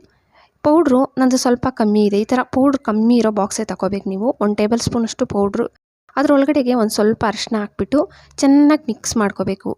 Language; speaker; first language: Kannada; native; Kannada